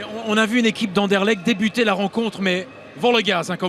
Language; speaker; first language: French; native; French